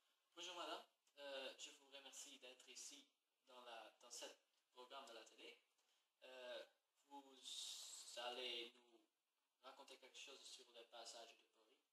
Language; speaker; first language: French; non-native, learner; Dutch